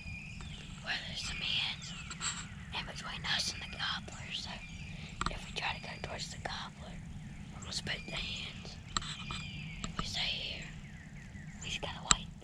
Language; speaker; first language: English; native; English